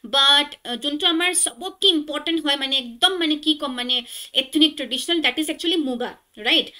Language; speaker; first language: Hindi; non-native, local second language; Assamese